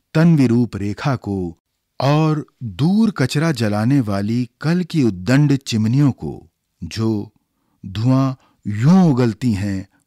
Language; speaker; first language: Hindi; native; Hindi